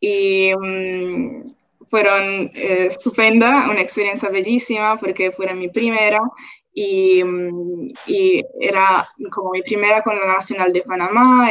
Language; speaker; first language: Spanish; non-native, local second language; Italian